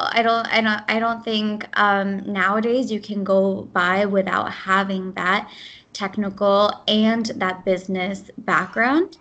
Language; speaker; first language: English; early bilingual, other home language; Gujarati